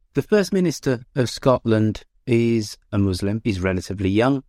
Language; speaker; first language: English; native; English